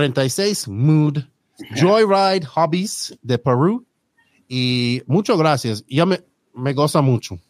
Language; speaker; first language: Spanish; non-native, learner; English